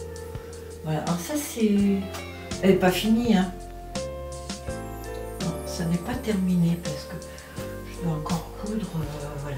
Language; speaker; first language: French; native; French